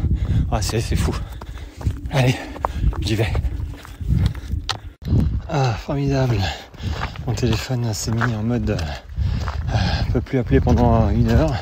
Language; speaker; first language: French; native; French